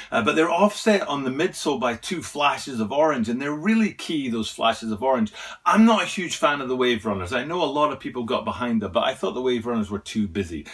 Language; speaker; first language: English; native; English